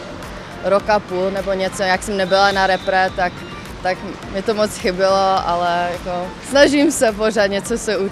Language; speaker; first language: Czech; non-native, local second language; English